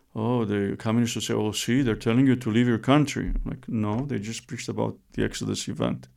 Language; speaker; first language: English; non-native, fluent; Romanian